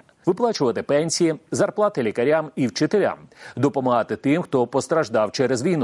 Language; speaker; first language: Ukrainian; native; Ukrainian